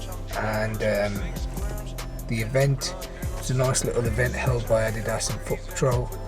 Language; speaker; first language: English; native; English